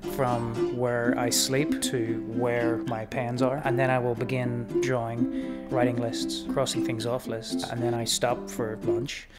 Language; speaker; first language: English; native; English